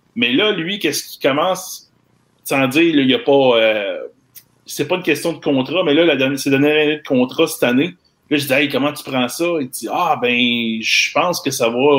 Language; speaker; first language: French; native; French